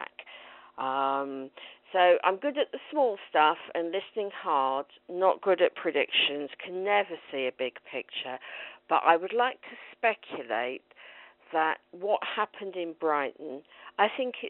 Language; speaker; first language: English; native; English